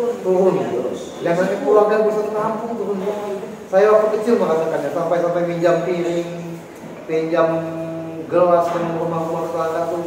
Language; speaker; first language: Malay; non-native, local second language; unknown